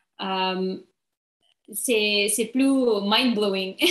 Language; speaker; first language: French; non-native, learner; English